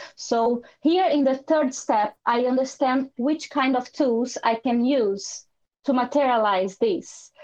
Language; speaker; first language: English; non-native, fluent; Portuguese